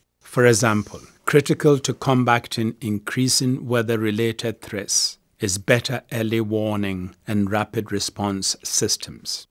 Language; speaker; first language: English; non-native, local second language; Akan